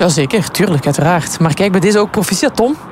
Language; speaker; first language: Dutch; native; Dutch